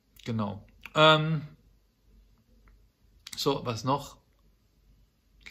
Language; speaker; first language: German; native; German